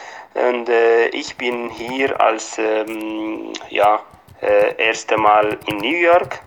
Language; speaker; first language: German; non-native, fluent; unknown